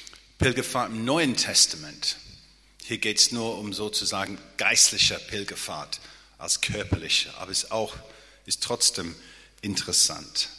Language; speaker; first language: German; non-native, fluent; English